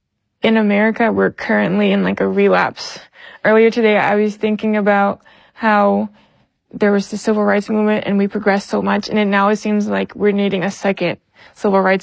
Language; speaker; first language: English; native; English